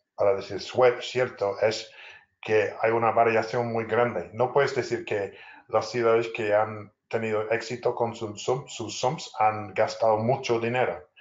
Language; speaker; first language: Spanish; non-native, fluent; English